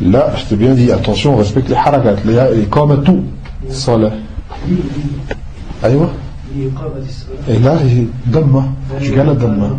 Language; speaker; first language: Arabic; non-native, fluent; French